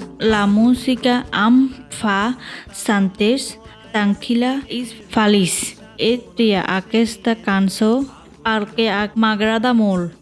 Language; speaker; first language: Catalan; non-native, learner; Bangla